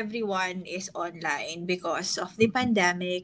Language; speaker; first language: English; non-native, local second language; Hiligaynon